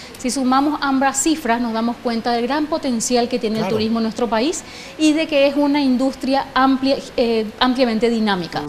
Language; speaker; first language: Spanish; native; Spanish